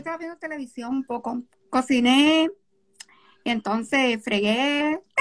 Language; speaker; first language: Spanish; non-native, fluent; Portuguese